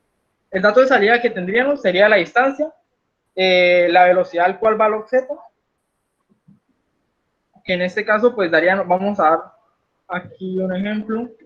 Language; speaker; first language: Spanish; native; Spanish